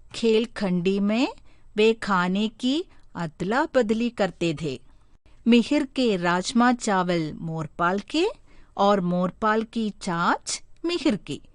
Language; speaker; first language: Hindi; non-native, local second language; Malayalam